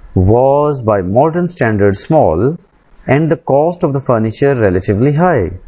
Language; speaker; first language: English; non-native, local second language; Urdu